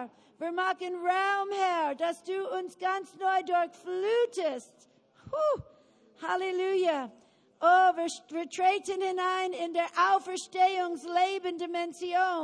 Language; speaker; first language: German; non-native, fluent; English